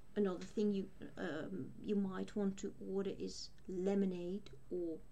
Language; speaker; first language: English; non-native, fluent; Dutch